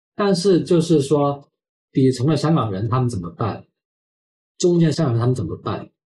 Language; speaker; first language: Chinese; non-native, local second language; Cantonese